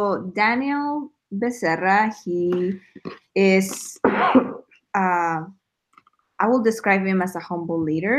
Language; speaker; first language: English; non-native, fluent; Spanish